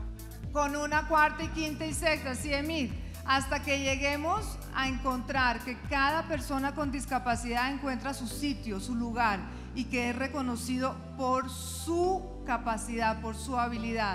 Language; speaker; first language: Spanish; native; Spanish